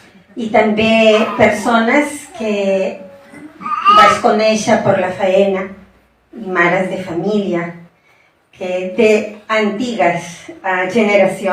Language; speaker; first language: Catalan; non-native, fluent; Spanish